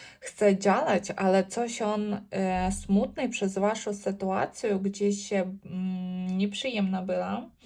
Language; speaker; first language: Polish; non-native, learner; Ukrainian